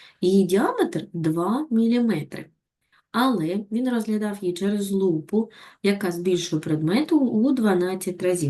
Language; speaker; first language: Ukrainian; native; Ukrainian